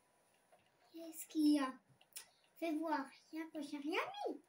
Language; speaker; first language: French; native; French